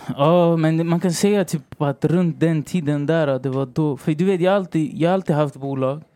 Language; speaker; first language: Swedish; early bilingual, other home language; Spanish